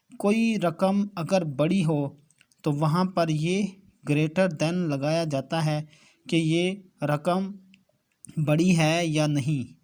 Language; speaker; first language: Urdu; native; Urdu